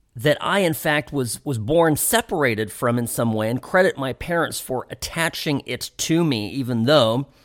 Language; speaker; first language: English; native; English